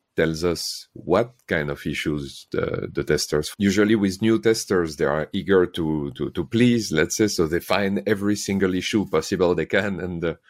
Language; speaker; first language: English; non-native, fluent; French